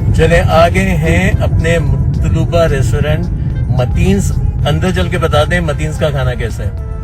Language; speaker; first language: Hindi; native; Hindi